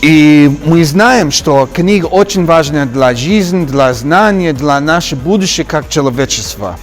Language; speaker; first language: Russian; non-native, fluent; English